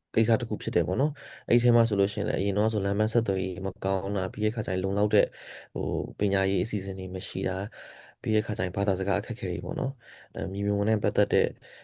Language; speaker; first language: Burmese; non-native, local second language; S'gaw Karen